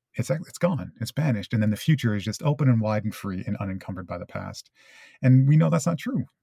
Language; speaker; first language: English; early bilingual, other home language; Japanese